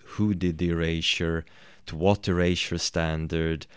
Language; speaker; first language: English; non-native, fluent; Swedish